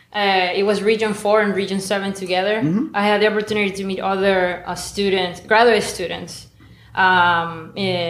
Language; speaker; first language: English; non-native, fluent; Spanish